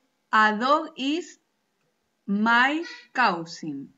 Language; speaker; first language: English; non-native, learner; Spanish